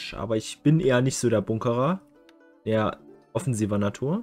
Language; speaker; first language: German; native; German